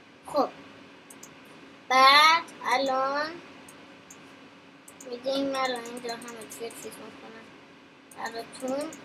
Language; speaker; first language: Persian; early bilingual, heritage; Persian